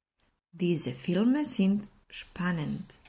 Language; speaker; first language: German; non-native, fluent; Serbian